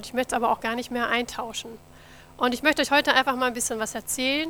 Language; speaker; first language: German; native; German